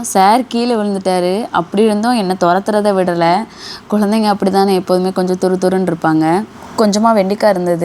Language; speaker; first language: Tamil; native; Tamil